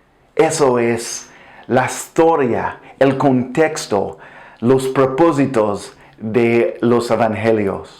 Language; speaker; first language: Spanish; non-native, fluent; English